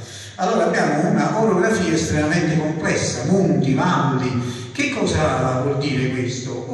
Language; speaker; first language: Italian; native; Italian